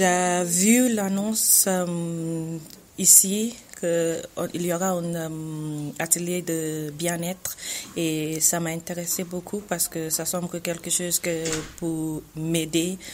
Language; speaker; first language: French; non-native, learner; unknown